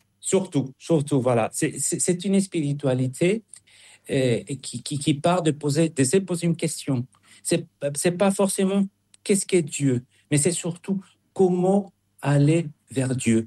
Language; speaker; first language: French; non-native, fluent; Spanish